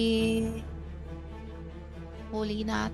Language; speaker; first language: Filipino; early bilingual, other home language; Chinese